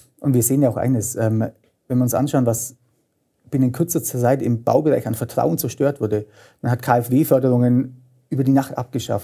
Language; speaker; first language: German; native; German